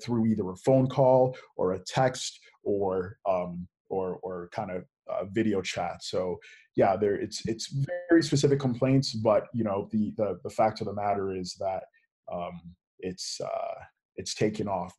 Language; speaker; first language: English; native; English